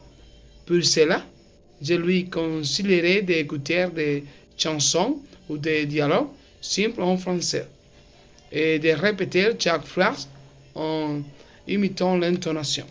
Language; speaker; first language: French; non-native, learner; Spanish